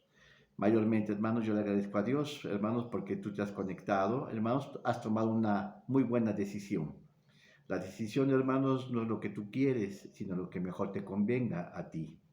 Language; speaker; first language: Spanish; native; Spanish